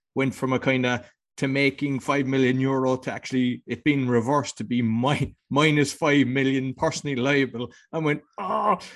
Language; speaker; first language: English; native; English